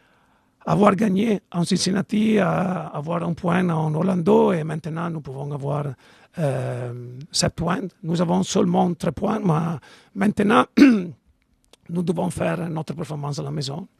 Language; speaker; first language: French; non-native, learner; Italian